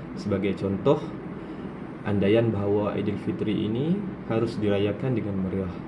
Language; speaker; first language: Malay; native; Malay